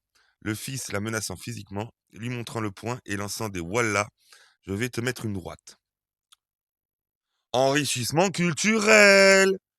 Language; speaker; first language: French; native; French